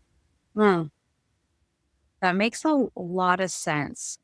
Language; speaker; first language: English; native; English